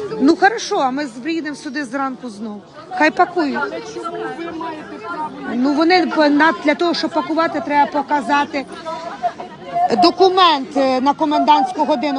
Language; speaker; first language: Ukrainian; native; Ukrainian